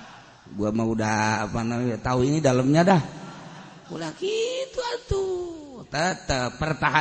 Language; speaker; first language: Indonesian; non-native, local second language; Sundanese